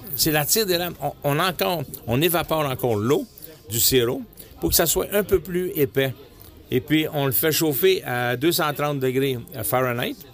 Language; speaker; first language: French; native; French